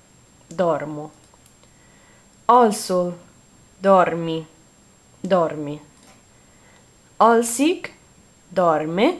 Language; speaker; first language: Hungarian; non-native, learner; Italian